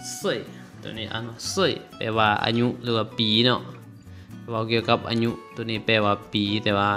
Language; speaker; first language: Chinese; non-native, fluent; Lao